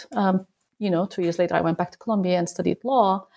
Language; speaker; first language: English; non-native, fluent; Turkish